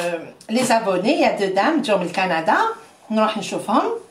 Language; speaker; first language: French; non-native, local second language; Arabic